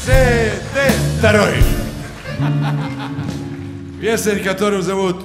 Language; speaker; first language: Russian; non-native, learner; Serbian